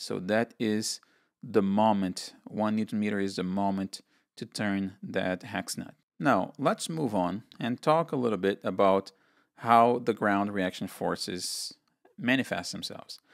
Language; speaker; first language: English; non-native, fluent; Portuguese